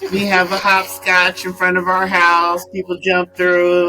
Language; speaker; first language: English; native; English